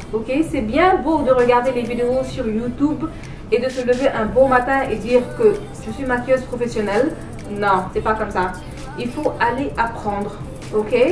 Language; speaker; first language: French; non-native, local second language; Wolof